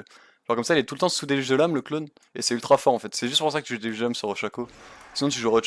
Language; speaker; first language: French; native; French